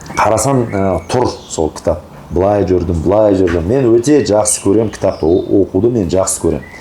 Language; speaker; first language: Kazakh; early bilingual, heritage; Kazakh